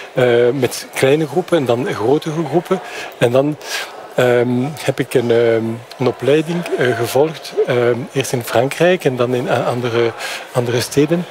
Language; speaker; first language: Dutch; non-native, fluent; French